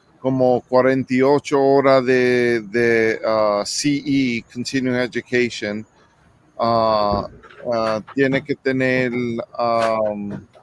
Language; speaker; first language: Spanish; early bilingual, heritage; English